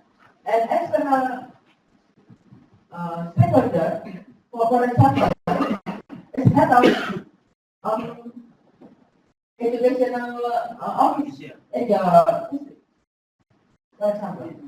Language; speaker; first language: English; non-native, fluent; Indonesian